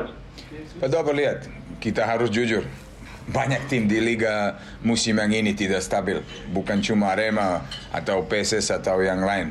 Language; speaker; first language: Indonesian; non-native, fluent; Serbian